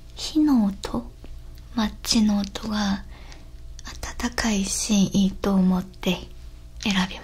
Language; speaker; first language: Japanese; non-native, learner; Korean